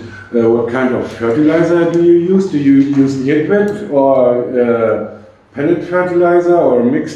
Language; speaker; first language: English; non-native, fluent; German